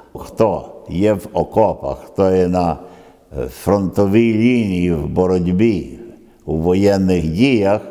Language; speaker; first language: Ukrainian; early bilingual, other home language; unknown